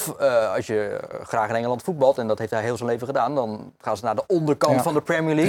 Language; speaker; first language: Dutch; native; Dutch